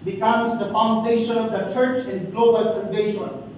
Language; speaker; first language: English; non-native, local second language; Filipino